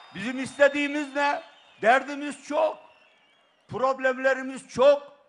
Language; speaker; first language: Turkish; native; Turkish